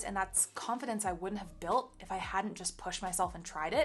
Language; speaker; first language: English; native; English